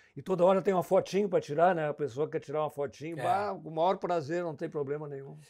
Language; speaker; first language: Portuguese; native; Portuguese